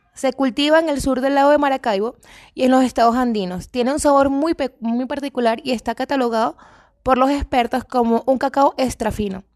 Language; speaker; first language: Spanish; native; Spanish